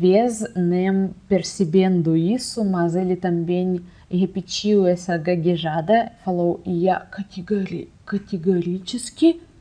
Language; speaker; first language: Portuguese; non-native, fluent; Russian